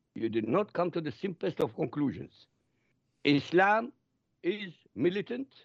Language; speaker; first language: English; non-native, fluent; Arabic